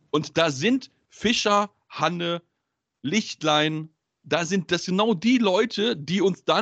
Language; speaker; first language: German; native; German